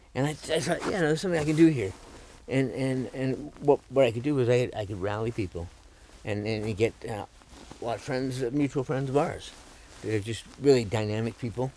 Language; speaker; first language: English; native; English